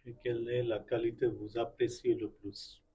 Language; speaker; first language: French; non-native, fluent; Bangla